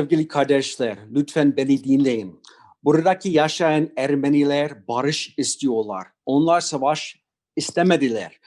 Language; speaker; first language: Turkish; non-native, fluent; English